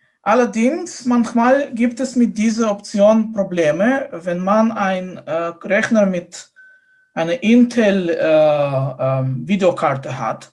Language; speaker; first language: German; non-native, fluent; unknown